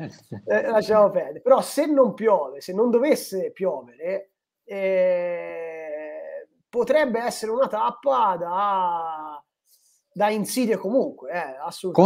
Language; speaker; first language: Italian; native; Italian